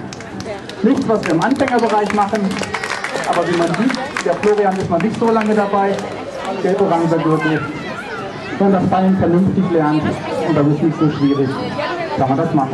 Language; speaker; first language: German; native; German